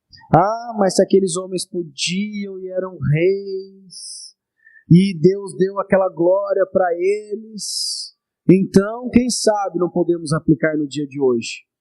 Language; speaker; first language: Portuguese; native; Portuguese